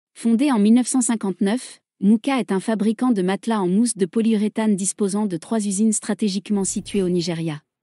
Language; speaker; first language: French; non-native, local second language; Arabic